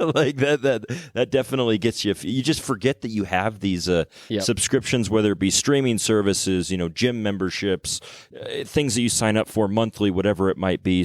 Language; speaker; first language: English; native; English